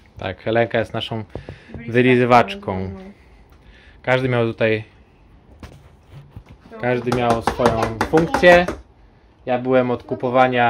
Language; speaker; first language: Polish; native; Polish